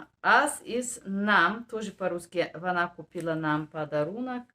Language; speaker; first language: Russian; non-native, fluent; Bulgarian